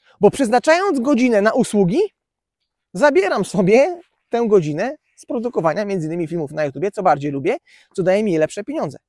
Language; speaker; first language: Polish; native; Polish